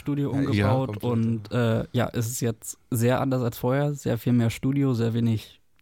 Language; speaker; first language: German; native; German